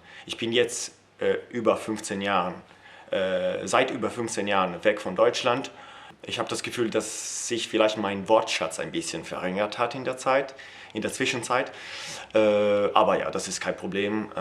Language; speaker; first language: German; non-native, fluent; Italian